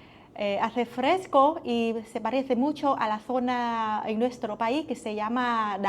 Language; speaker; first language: Spanish; non-native, learner; Vietnamese